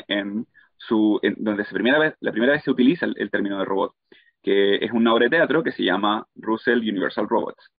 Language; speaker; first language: Spanish; native; Spanish